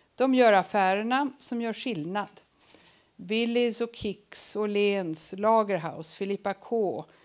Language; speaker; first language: Swedish; early bilingual, other home language; English